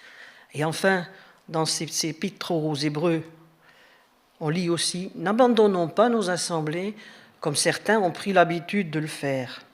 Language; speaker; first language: French; native; French